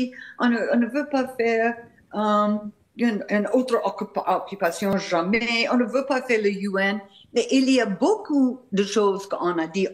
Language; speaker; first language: French; non-native, fluent; English